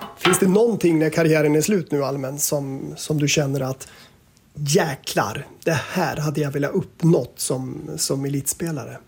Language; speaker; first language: Swedish; native; Swedish